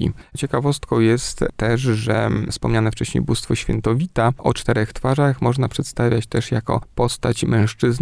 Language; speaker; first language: Polish; native; Polish